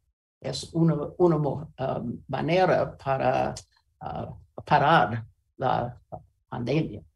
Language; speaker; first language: Spanish; non-native, learner; English